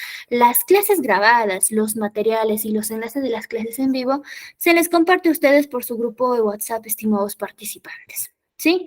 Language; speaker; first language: Spanish; native; Spanish